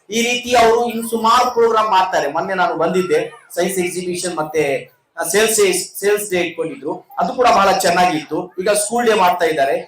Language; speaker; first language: Kannada; non-native, local second language; Urdu